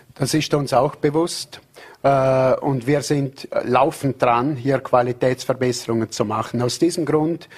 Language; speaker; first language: German; native; German